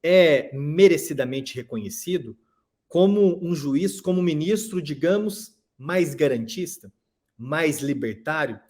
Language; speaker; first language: Portuguese; native; Portuguese